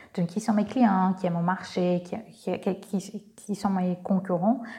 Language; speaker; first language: French; non-native, fluent; Portuguese